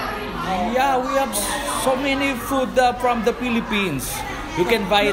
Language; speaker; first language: English; non-native, local second language; Filipino